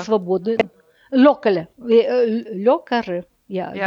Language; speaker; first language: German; non-native, learner; Russian